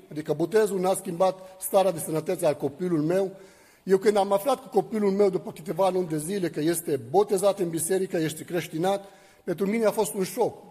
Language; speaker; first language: Romanian; non-native, fluent; Arabic